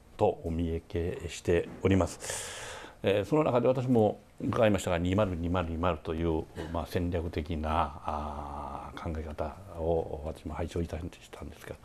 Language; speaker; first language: Japanese; native; Japanese